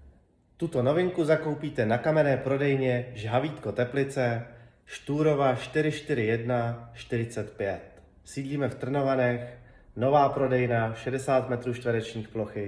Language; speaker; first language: Czech; native; Czech